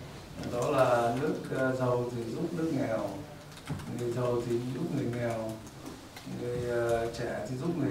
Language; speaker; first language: Vietnamese; native; Vietnamese